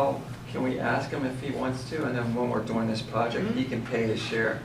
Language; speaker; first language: English; native; English